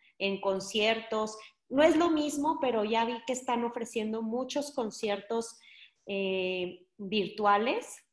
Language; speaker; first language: Spanish; native; Spanish